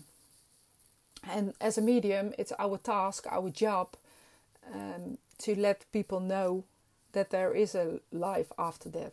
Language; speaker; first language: English; non-native, fluent; Dutch